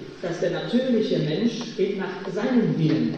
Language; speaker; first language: German; non-native, fluent; Polish